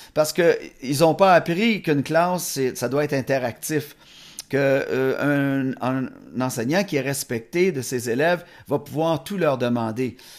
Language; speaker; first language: French; native; French